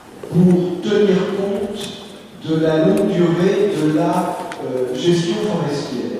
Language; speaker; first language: French; native; French